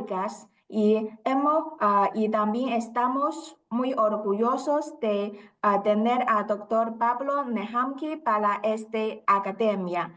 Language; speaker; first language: Spanish; non-native, fluent; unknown